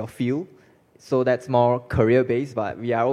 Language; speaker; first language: English; non-native, local second language; Chinese